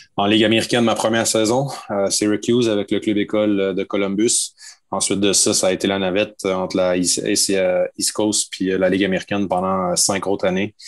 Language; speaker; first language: French; native; French